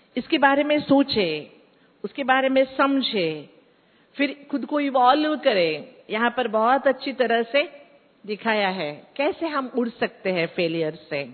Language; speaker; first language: Hindi; non-native, local second language; Kannada